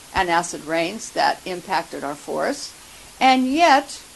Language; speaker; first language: English; native; English